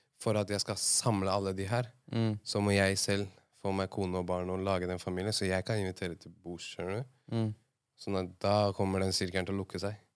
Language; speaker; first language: Norwegian; native; Norwegian